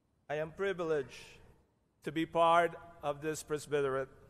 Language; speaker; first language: English; non-native, local second language; Cebuano